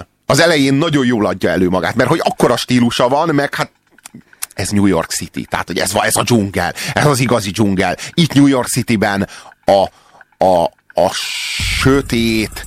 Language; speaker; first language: Hungarian; native; Hungarian